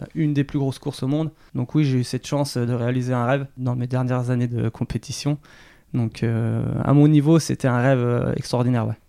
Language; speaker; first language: French; native; French